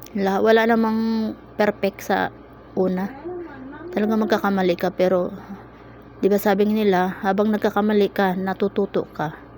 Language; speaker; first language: Filipino; non-native, local second language; Cebuano